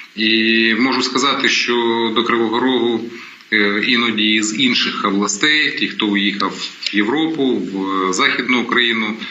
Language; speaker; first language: Ukrainian; non-native, local second language; Russian